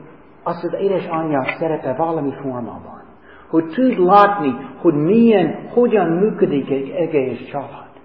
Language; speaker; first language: Hungarian; non-native, fluent; English